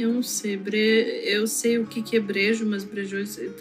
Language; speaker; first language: Portuguese; non-native, fluent; Russian